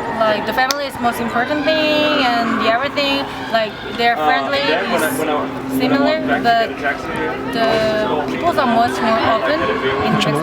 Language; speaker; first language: English; non-native, learner; Korean